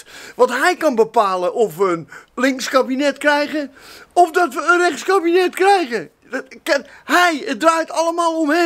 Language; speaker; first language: Dutch; native; Dutch